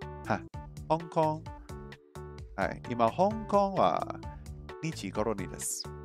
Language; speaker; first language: Japanese; non-native, learner; English